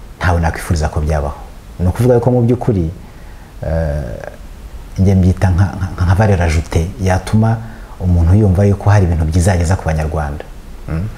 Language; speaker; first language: Kinyarwanda; early bilingual, heritage; Kinyarwanda